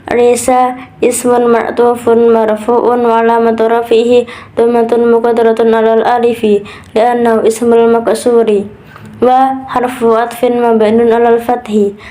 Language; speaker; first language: Arabic; non-native, learner; Indonesian